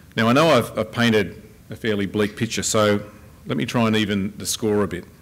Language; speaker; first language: English; native; English